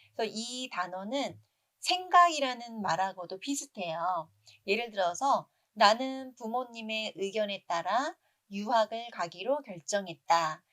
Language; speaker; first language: Korean; native; Korean